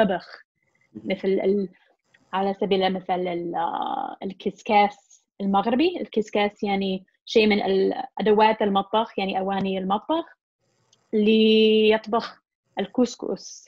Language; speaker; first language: Arabic; non-native, fluent; English